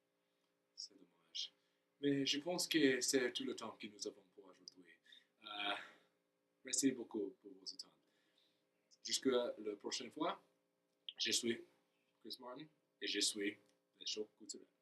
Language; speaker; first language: French; non-native, learner; English